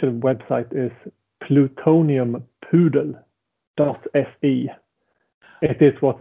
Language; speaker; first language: English; non-native, fluent; Swedish